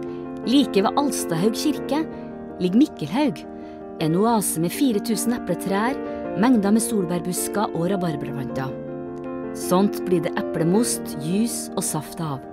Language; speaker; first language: Norwegian; native; Norwegian